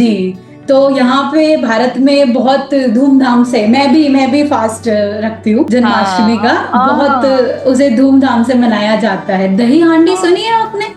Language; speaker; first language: Hindi; native; Hindi